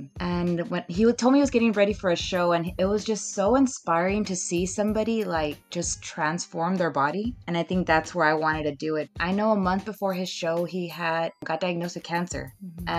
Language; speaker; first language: English; native; English